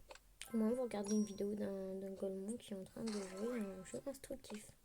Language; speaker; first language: French; native; French